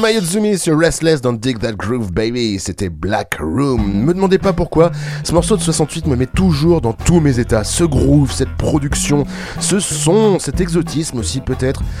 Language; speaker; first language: French; native; French